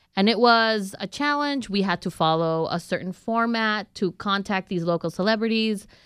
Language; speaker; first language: English; non-native, fluent; Spanish